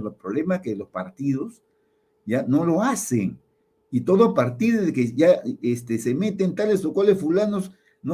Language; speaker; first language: Spanish; native; Spanish